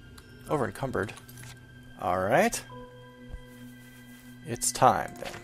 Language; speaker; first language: English; native; English